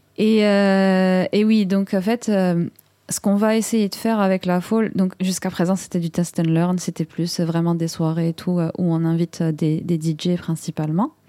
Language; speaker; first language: French; non-native, local second language; Arabic